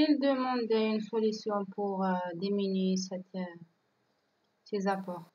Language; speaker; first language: French; non-native, local second language; Arabic